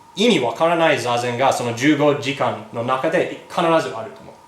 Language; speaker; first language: Japanese; non-native, fluent; English